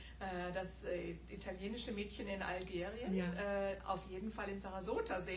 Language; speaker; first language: German; native; German